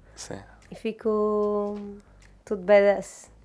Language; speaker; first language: Portuguese; native; Portuguese